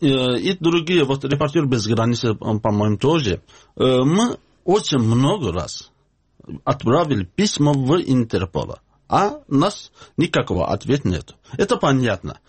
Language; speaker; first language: Russian; non-native, learner; Azerbaijani